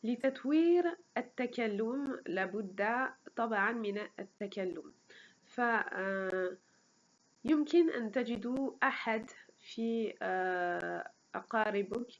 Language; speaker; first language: Arabic; non-native, fluent; French